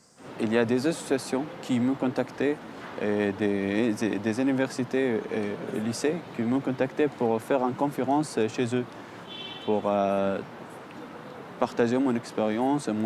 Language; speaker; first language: French; non-native, learner; Arabic